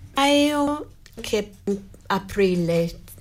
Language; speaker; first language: Italian; non-native, learner; English